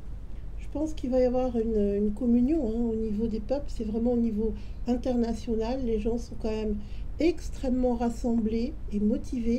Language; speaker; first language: French; native; French